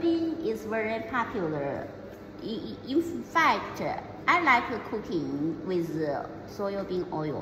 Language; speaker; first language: English; non-native, learner; Chinese